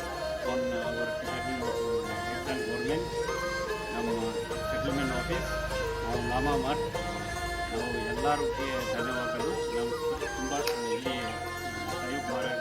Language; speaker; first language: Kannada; non-native, local second language; Tibetan